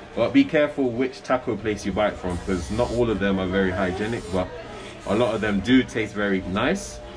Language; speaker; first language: English; native; English